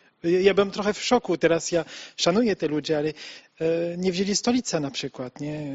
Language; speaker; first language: Polish; non-native, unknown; French